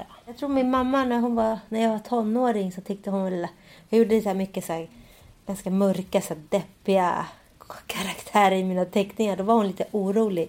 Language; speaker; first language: Swedish; early bilingual, other home language; Spanish